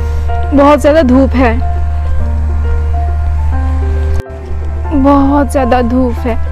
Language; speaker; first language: Hindi; non-native, local second language; Bangla